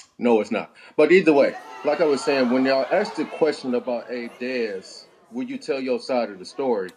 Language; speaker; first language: English; native; English